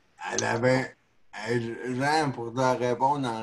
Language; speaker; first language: French; native; French